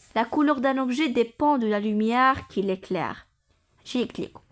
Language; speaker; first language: French; non-native, local second language; Arabic